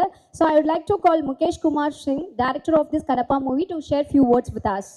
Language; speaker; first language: Tamil; native; Tamil